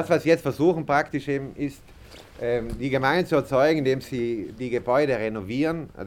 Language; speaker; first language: German; non-native, fluent; Italian